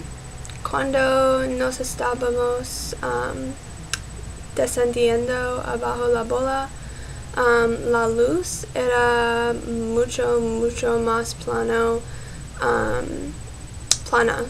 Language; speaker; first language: Spanish; non-native, learner; English